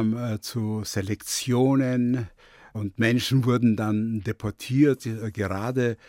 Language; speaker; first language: German; early bilingual, other home language; Yiddish